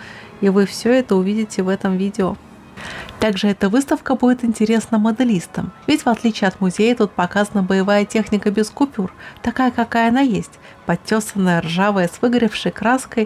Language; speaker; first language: Russian; native; Russian